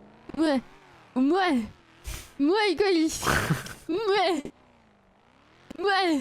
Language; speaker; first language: French; native; French